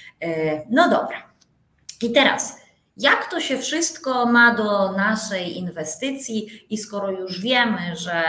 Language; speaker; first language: Polish; native; Polish